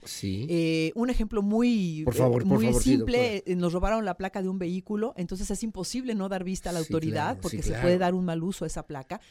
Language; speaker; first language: Spanish; native; Spanish